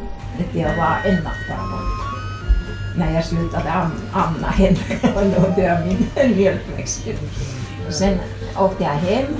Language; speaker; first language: Swedish; non-native, learner; Finnish